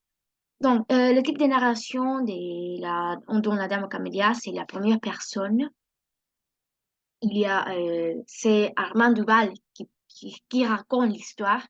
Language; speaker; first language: French; non-native, learner; Spanish